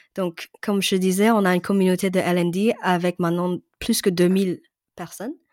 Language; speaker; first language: French; early bilingual, other home language; Cantonese